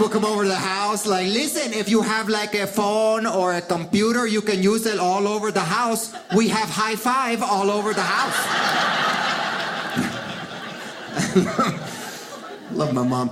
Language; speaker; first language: English; early bilingual, other home language; Spanish